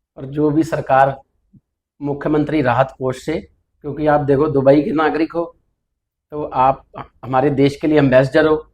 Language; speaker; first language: Hindi; non-native, local second language; Punjabi